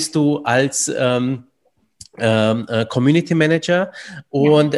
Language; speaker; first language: German; early bilingual, other home language; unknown